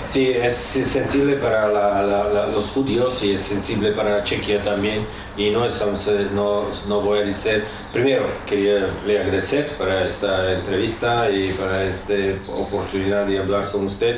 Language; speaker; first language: Spanish; non-native, fluent; Czech